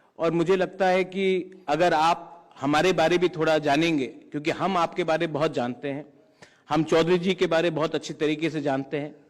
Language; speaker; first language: Hindi; non-native, local second language; Kok Borok